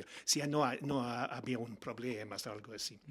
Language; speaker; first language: Spanish; non-native, learner; Swedish